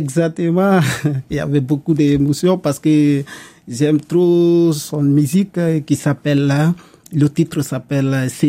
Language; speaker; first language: French; non-native, local second language; Bambara